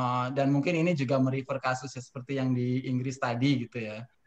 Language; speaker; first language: Indonesian; native; Indonesian